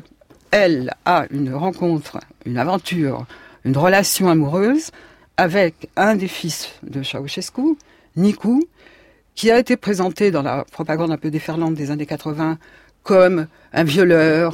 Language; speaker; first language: French; native; French